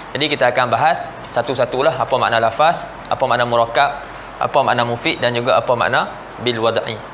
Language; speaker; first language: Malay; native; Malay